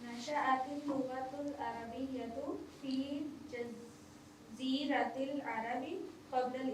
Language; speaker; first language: Arabic; non-native, learner; Urdu